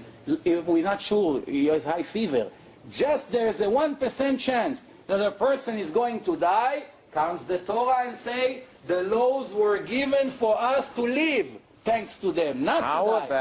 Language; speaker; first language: English; non-native, fluent; Hebrew